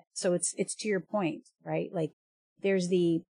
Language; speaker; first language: English; native; English